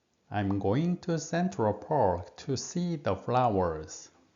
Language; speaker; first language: English; non-native, fluent; Korean